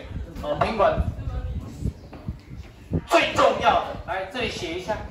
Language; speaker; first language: Chinese; native; Chinese